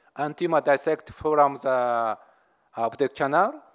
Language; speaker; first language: English; non-native, learner; Japanese